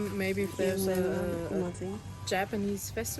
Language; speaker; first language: English; non-native, fluent; German